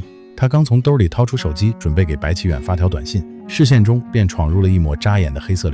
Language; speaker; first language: Chinese; native; Chinese